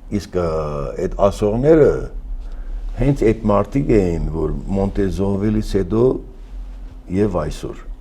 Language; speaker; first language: Armenian; early bilingual, heritage; Armenian